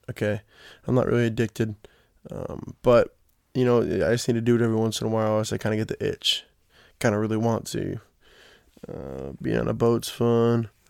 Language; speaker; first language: English; native; English